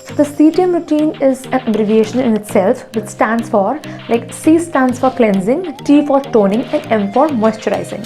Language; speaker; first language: English; non-native, local second language; Hindi